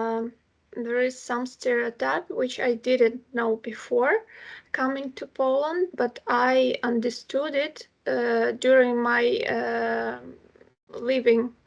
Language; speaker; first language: English; non-native, fluent; Ukrainian